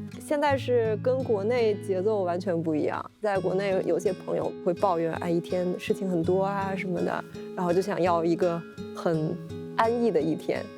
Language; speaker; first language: Chinese; native; Chinese